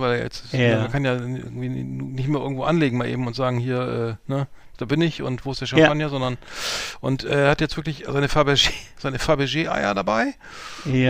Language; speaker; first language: German; native; German